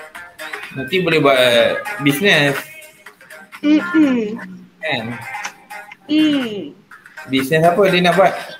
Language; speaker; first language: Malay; non-native, local second language; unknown